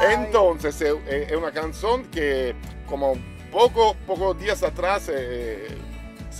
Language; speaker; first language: Spanish; non-native, learner; Italian